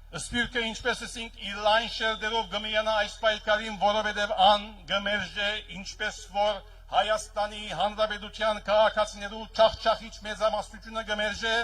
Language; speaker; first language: Armenian; early bilingual, heritage; Armenian